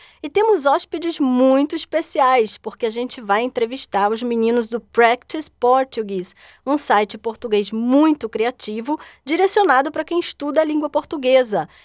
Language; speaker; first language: Portuguese; native; Portuguese